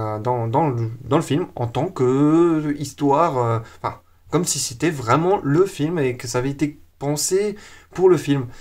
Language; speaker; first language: French; native; French